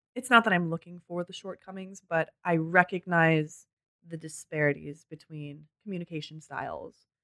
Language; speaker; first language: English; early bilingual, other home language; French